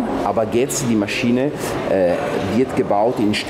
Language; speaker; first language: German; non-native, fluent; Italian